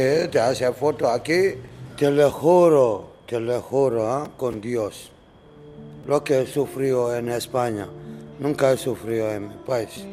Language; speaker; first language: Spanish; non-native, learner; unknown